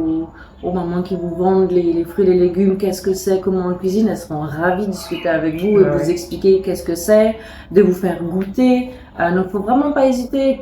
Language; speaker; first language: French; native; French